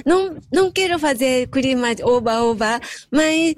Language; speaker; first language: Portuguese; non-native, learner; Japanese